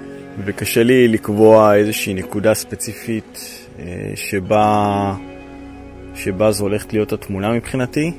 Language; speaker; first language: Hebrew; native; Hebrew